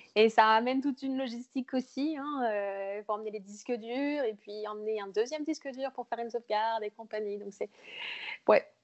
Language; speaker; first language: French; native; French